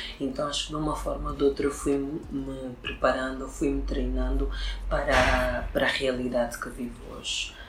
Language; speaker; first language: Portuguese; early bilingual, other home language; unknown